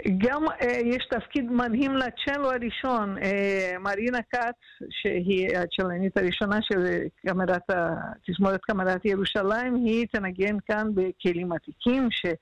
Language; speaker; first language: Hebrew; non-native, fluent; Portuguese